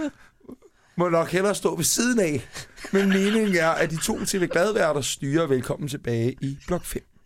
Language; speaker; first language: Danish; native; Danish